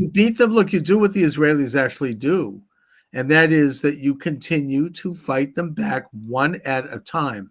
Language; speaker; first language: English; native; English